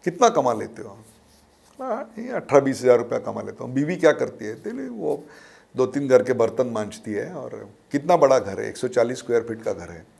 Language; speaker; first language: Hindi; non-native, local second language; Marathi